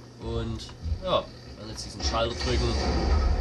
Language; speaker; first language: German; native; German